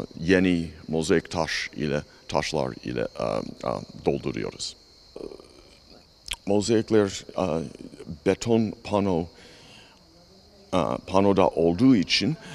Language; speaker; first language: Turkish; non-native, fluent; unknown